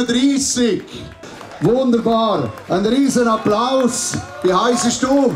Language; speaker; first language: German; native; German